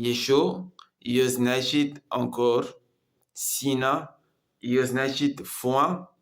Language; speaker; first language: Russian; non-native, learner; Comorian